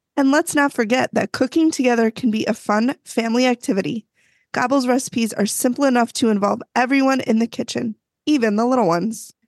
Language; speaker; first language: English; native; English